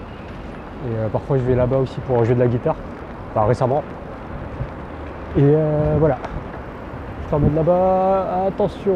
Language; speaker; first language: French; native; French